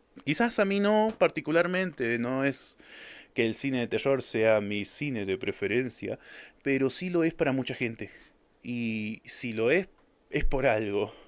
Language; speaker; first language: Spanish; native; Spanish